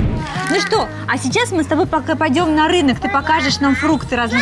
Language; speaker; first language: Russian; native; Russian